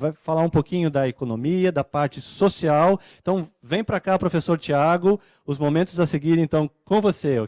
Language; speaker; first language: Portuguese; native; Portuguese